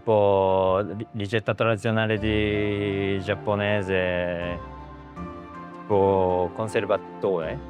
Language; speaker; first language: Italian; non-native, learner; Japanese